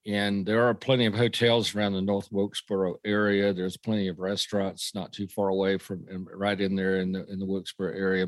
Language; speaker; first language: English; native; English